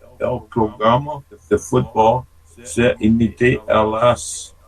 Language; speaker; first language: Spanish; non-native, learner; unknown